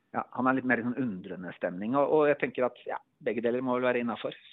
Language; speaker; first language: Norwegian; native; Norwegian